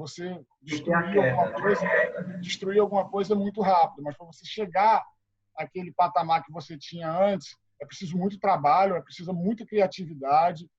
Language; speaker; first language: Portuguese; native; Portuguese